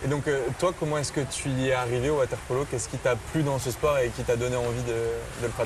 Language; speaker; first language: French; native; French